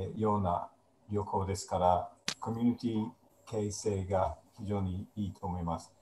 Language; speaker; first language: Japanese; non-native, fluent; English